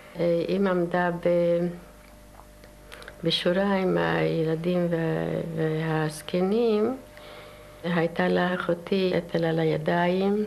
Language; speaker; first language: Hebrew; non-native, fluent; Yiddish